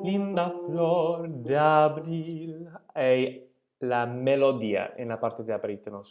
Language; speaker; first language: Spanish; non-native, fluent; English